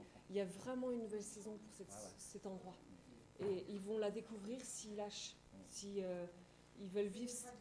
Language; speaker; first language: French; native; French